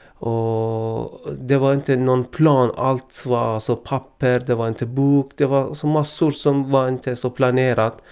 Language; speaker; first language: Swedish; non-native, fluent; Persian